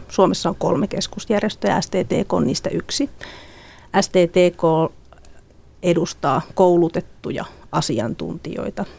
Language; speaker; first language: Finnish; native; Finnish